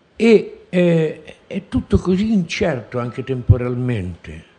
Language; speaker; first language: Italian; native; Italian